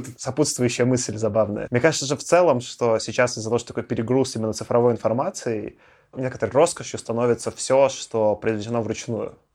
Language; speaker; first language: Russian; native; Russian